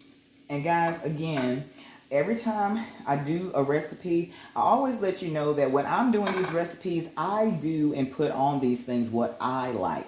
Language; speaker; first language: English; native; English